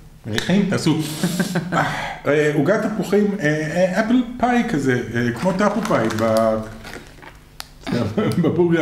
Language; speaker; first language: Hebrew; native; Hebrew